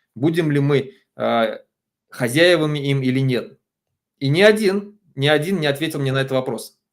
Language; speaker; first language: Russian; native; Russian